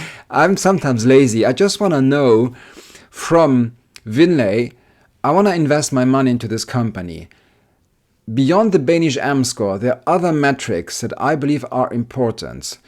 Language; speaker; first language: English; non-native, fluent; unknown